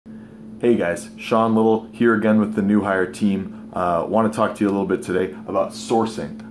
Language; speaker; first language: English; native; English